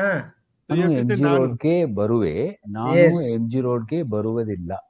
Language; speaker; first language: Kannada; non-native, learner; Tamil